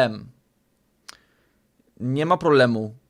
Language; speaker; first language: Polish; non-native, learner; English